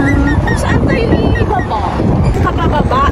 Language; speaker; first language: Filipino; native; Filipino